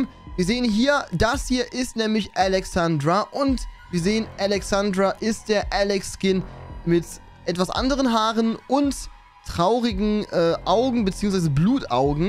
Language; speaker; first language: German; native; German